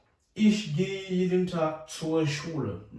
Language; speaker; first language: German; non-native, fluent; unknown